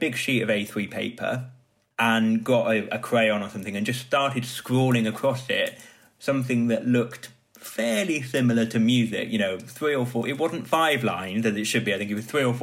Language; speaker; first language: English; native; English